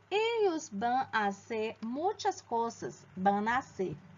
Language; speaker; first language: Spanish; non-native, fluent; Portuguese